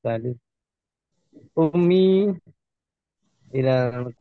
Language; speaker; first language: Indonesian; non-native, learner; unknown